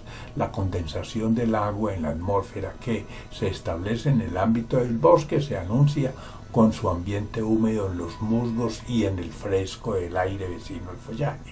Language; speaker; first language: Spanish; native; Spanish